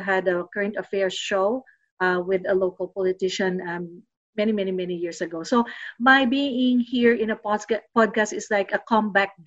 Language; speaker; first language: English; non-native, local second language; Filipino